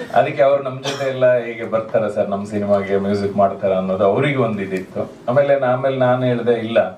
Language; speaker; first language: Kannada; non-native, local second language; Tulu